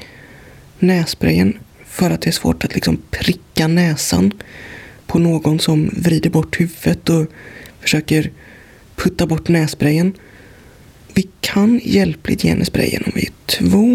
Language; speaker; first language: Swedish; native; Swedish